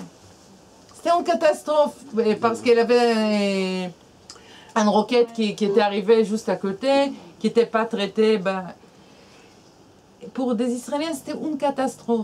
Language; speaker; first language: French; non-native, fluent; Hebrew